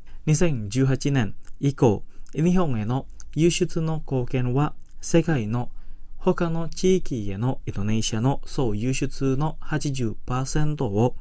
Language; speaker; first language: Japanese; non-native, fluent; Indonesian